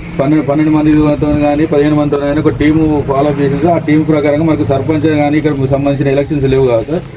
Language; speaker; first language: Telugu; native; Telugu